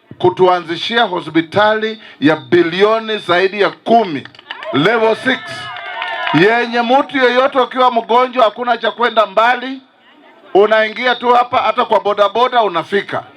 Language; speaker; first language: Swahili; non-native, local second language; Luyia